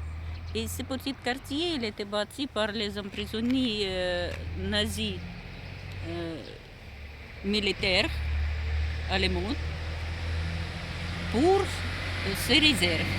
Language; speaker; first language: French; non-native, learner; Russian